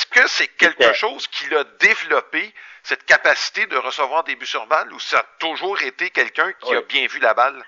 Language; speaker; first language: French; native; French